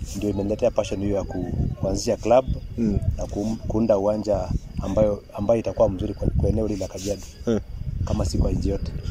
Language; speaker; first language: Swahili; non-native, local second language; Masai